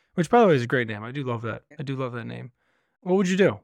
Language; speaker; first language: English; native; English